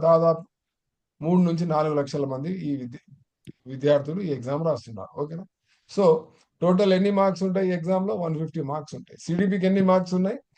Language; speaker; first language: Telugu; non-native, local second language; Urdu